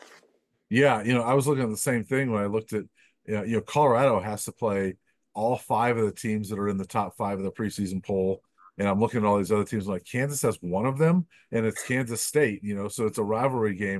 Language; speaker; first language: English; native; English